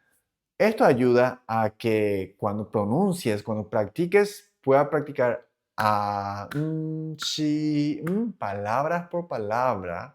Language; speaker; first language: Spanish; non-native, fluent; Japanese